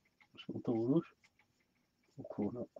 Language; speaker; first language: Arabic; native; Arabic